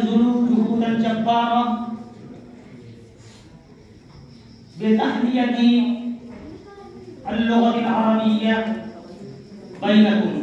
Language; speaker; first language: Arabic; non-native, fluent; Urdu